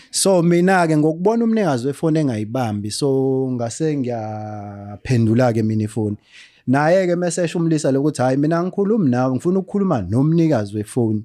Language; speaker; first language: Zulu; native; Zulu